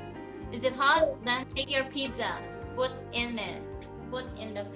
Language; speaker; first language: English; non-native, learner; Indonesian